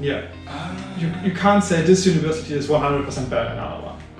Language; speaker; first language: English; non-native, fluent; German